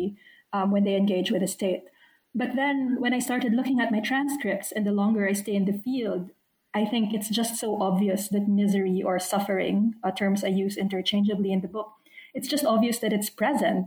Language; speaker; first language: English; non-native, local second language; Filipino